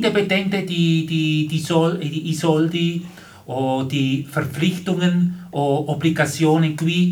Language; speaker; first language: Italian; non-native, learner; German